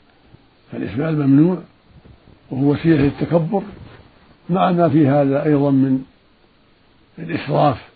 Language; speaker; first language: Arabic; native; Arabic